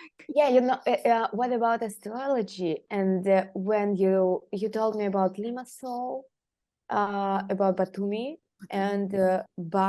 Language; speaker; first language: English; non-native, fluent; Russian